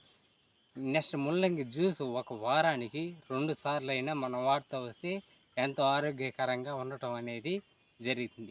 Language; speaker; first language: Telugu; native; Telugu